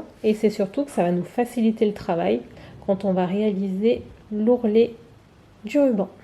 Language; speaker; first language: French; native; French